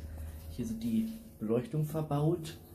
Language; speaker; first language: German; native; German